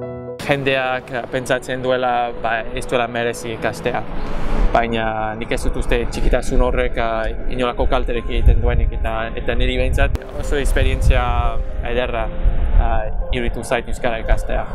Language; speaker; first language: Basque; non-native, fluent; English